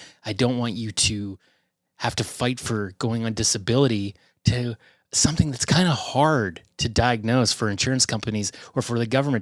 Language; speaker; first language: English; native; English